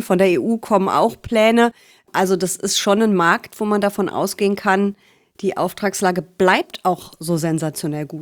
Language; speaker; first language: German; native; German